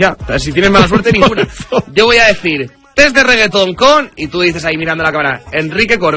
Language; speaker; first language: Spanish; native; Spanish